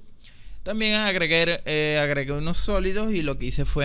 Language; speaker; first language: Spanish; native; Spanish